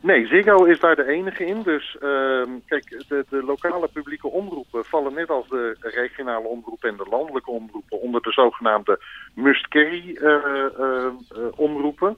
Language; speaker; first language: Dutch; native; Dutch